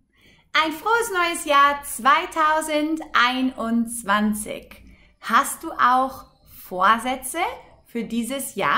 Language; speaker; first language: German; non-native, fluent; Spanish